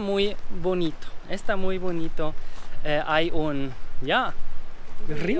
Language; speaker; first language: Spanish; non-native, learner; German